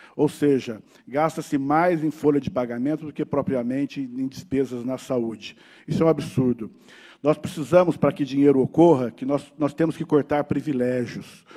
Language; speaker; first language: Portuguese; native; Portuguese